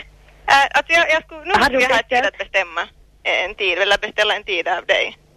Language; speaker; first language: Swedish; non-native, learner; Finnish